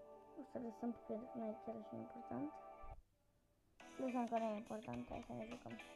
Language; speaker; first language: German; non-native, learner; Romanian